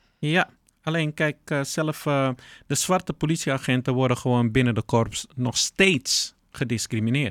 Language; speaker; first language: Dutch; early bilingual, other home language; Papiamento